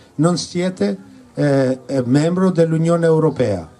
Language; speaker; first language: Italian; non-native, fluent; Albanian